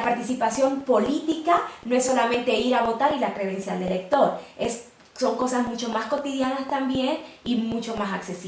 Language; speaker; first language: Spanish; native; Spanish